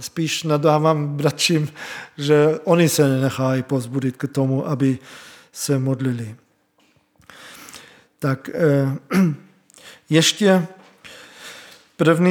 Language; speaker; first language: Czech; non-native, fluent; German